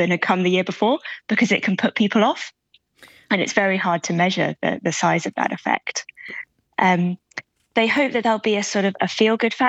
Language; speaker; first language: English; native; English